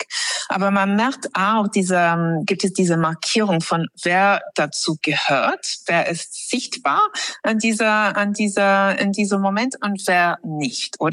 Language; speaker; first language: German; non-native, fluent; English